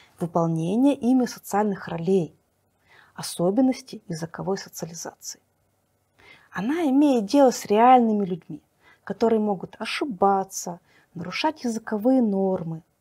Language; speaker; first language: Russian; native; Russian